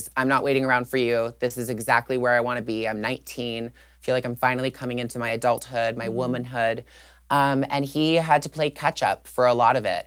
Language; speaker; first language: English; native; English